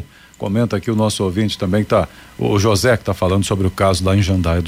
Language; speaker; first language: Portuguese; native; Portuguese